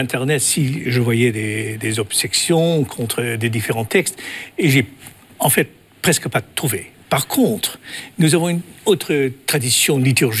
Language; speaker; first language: French; non-native, fluent; Dutch